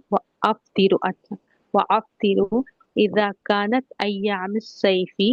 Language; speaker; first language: Arabic; non-native, learner; Urdu